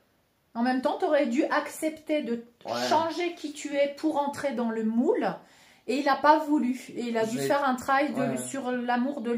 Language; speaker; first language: French; native; French